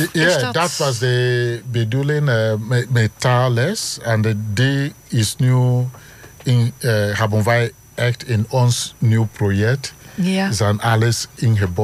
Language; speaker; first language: Dutch; non-native, learner; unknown